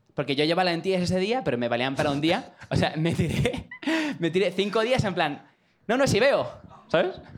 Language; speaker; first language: Spanish; native; Spanish